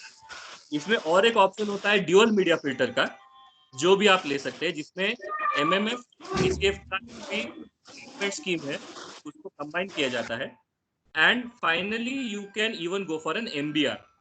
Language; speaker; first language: Hindi; non-native, local second language; Marathi